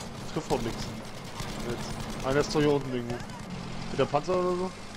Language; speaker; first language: German; native; German